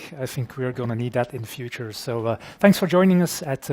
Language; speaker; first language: English; native; English